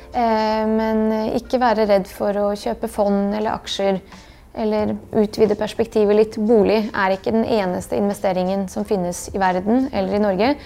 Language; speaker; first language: Norwegian; early bilingual, other home language; Bosnian